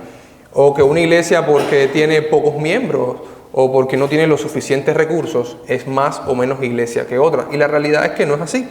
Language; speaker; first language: Spanish; native; Spanish